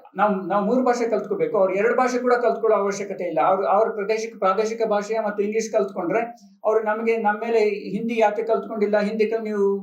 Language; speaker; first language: Kannada; non-native, local second language; Telugu